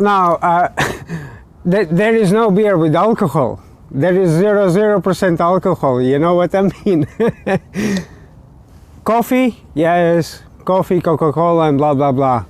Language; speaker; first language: English; non-native, learner; Latvian